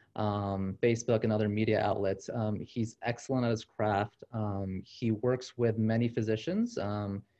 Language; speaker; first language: English; native; English